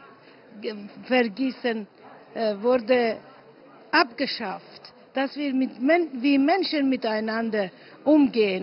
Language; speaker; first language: German; non-native, fluent; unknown